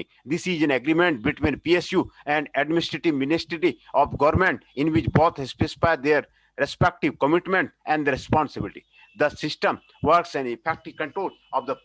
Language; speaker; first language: English; non-native, local second language; Hindi